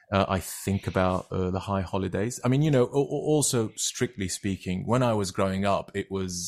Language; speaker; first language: English; non-native, fluent; Turkish